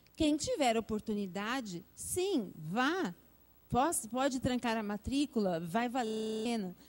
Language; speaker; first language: Portuguese; native; Portuguese